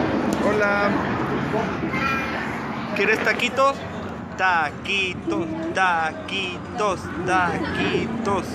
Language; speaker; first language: Spanish; early bilingual, heritage; English